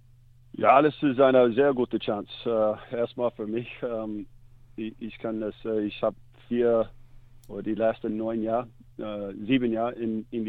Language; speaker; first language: German; non-native, learner; English